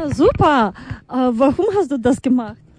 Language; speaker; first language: German; non-native, fluent; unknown